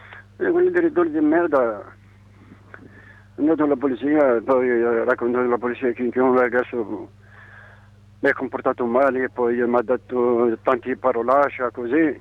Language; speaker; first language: Italian; non-native, learner; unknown